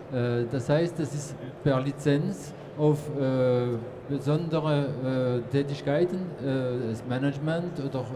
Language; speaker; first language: German; non-native, fluent; French